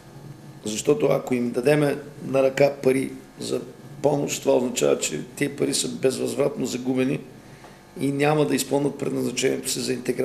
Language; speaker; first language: Bulgarian; native; Bulgarian